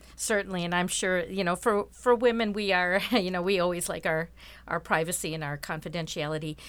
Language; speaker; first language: English; native; English